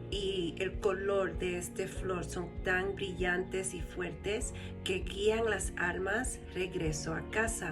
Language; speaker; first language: Spanish; early bilingual, heritage; Spanish